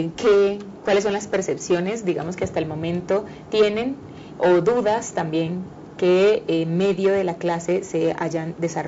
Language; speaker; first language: Spanish; native; Spanish